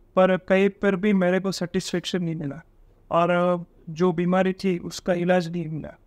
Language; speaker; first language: Hindi; non-native, local second language; Gujarati